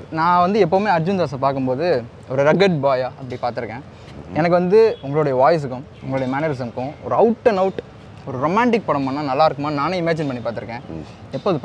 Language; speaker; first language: Tamil; native; Tamil